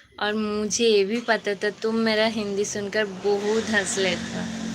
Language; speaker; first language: Hindi; non-native, local second language; Bangla